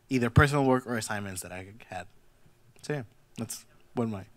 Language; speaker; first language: English; early bilingual, other home language; Spanish